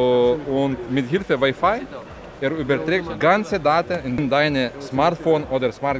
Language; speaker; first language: German; non-native, fluent; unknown